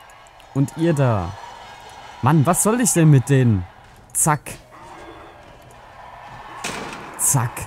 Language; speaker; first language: German; native; German